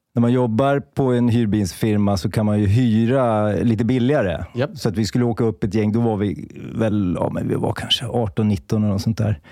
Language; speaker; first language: Swedish; native; Swedish